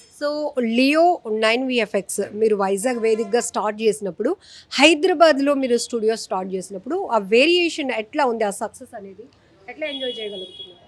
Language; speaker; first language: Telugu; native; Telugu